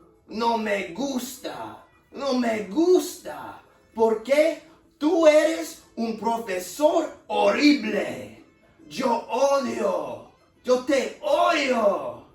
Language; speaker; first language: Spanish; non-native, learner; English